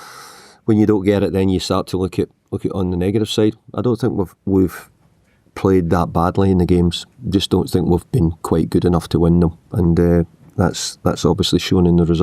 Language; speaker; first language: English; native; English